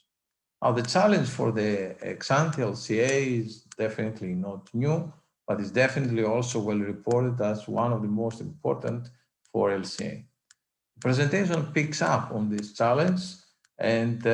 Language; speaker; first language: English; non-native, fluent; Greek